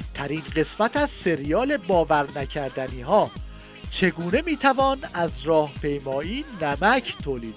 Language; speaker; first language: Persian; native; Persian